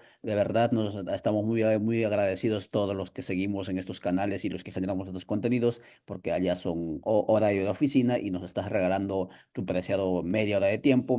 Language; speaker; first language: Spanish; native; Spanish